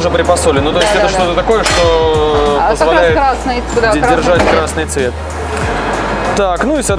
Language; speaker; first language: Russian; native; Russian